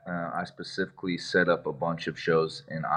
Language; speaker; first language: English; native; English